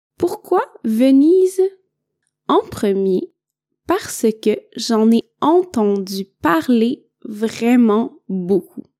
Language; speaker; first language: French; native; French